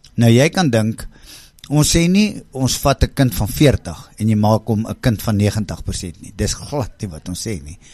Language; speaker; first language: Afrikaans; native; Afrikaans